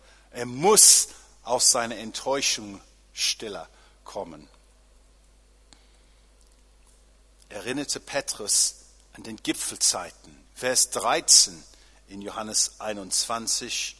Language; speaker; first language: German; non-native, fluent; English